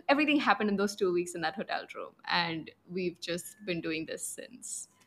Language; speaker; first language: English; non-native, local second language; Punjabi